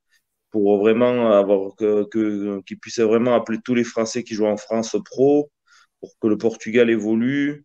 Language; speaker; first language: French; early bilingual, other home language; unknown